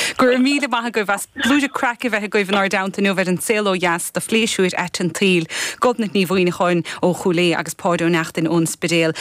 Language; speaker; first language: Irish; native; Irish